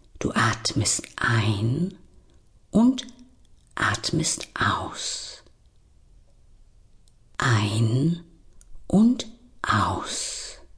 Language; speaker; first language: German; native; German